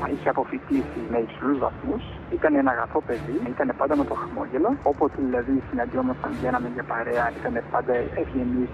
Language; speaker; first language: Greek; early bilingual, heritage; Greek